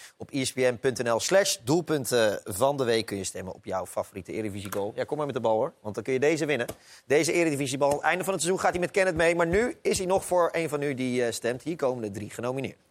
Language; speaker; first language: Dutch; native; Dutch